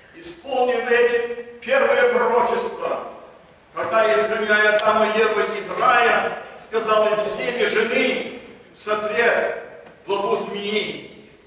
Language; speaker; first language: Russian; early bilingual, heritage; Russian